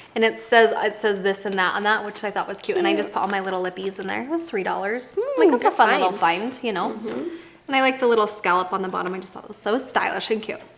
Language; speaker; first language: English; native; English